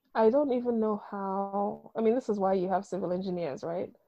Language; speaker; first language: English; non-native, local second language; Akan